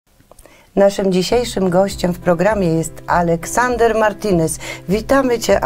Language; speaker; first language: Polish; native; Polish